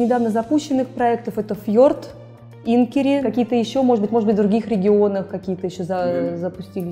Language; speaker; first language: Russian; native; Russian